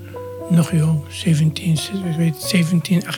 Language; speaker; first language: Dutch; non-native, learner; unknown